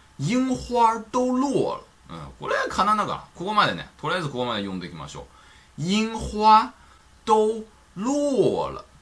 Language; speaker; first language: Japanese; non-native, fluent; Chinese